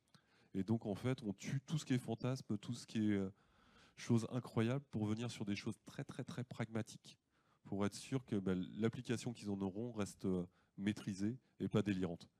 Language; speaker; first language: French; native; French